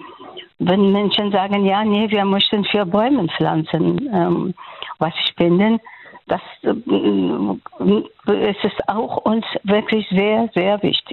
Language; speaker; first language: German; non-native, learner; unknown